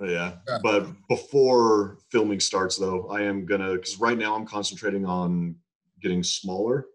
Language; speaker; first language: English; native; English